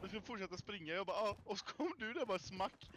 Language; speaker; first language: Swedish; native; Swedish